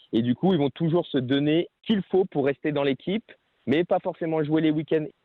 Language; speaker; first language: French; native; French